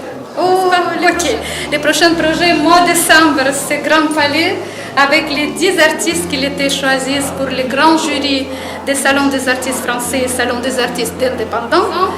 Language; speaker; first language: French; non-native, fluent; Russian